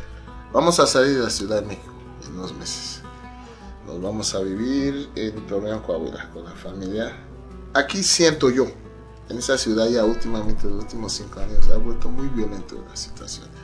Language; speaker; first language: Spanish; non-native, fluent; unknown